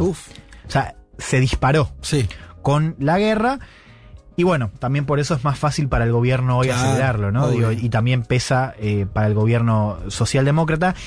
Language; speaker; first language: Spanish; native; Spanish